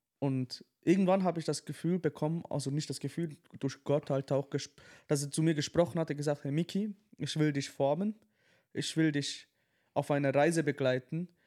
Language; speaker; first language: German; early bilingual, other home language; Tamil